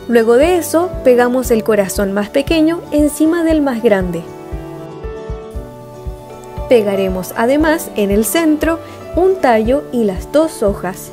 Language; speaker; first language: Spanish; native; Spanish